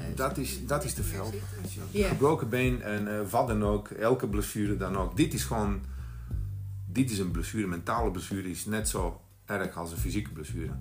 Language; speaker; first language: Dutch; non-native, fluent; Bosnian